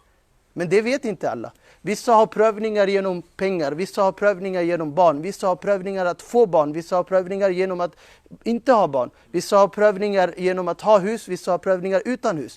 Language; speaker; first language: Swedish; non-native, fluent; Urdu